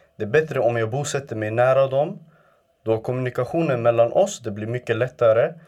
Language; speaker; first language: Swedish; early bilingual, other home language; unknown